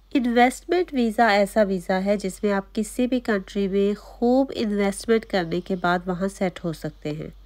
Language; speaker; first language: Urdu; native; Urdu